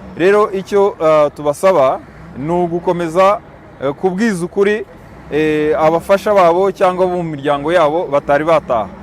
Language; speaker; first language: Kinyarwanda; native; Kinyarwanda